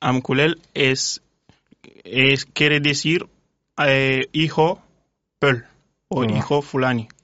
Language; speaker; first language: Spanish; non-native, fluent; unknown